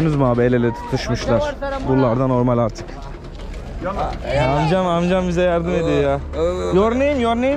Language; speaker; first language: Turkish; native; Turkish